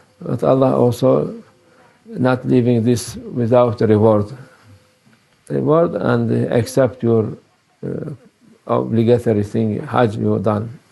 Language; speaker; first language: English; non-native, learner; Turkish